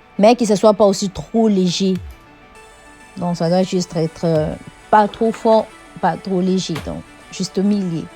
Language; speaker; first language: French; non-native, fluent; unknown